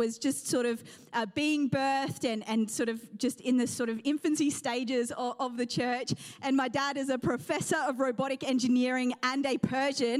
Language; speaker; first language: English; native; English